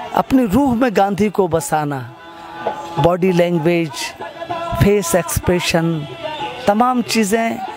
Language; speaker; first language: Hindi; non-native, local second language; Gujarati